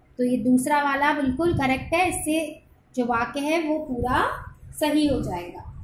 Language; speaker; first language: Hindi; native; Hindi